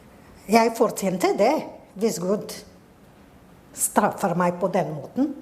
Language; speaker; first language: Norwegian; non-native, fluent; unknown